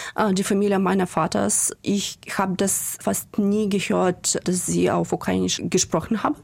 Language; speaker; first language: German; non-native, fluent; Ukrainian